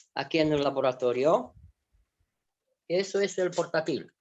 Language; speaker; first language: Spanish; non-native, fluent; Romanian